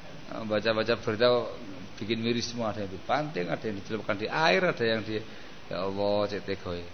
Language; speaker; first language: Indonesian; non-native, local second language; Javanese